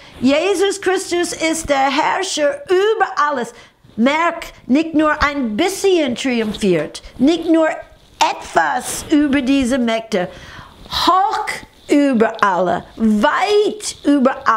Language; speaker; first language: German; non-native, fluent; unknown